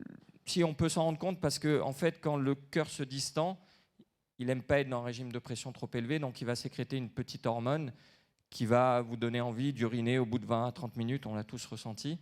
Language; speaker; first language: French; native; French